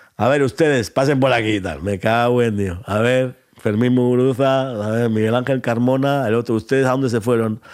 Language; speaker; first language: Spanish; non-native, local second language; Basque